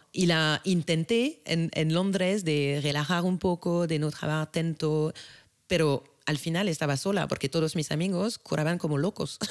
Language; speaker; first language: Spanish; non-native, fluent; French